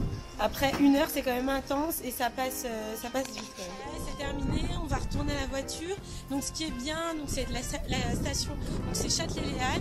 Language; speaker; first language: French; native; French